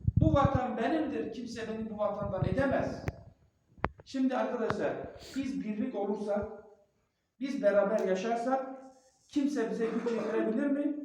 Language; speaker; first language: Turkish; non-native, local second language; Kurdish